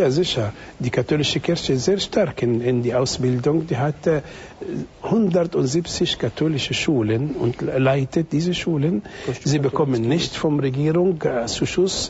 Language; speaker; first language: German; non-native, fluent; Arabic